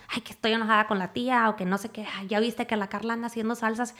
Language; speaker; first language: Spanish; early bilingual, heritage; Spanish